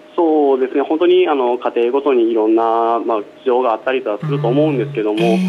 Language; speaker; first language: Japanese; native; Japanese